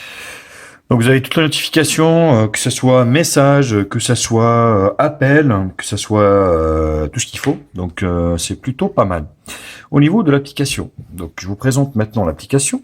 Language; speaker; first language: French; native; French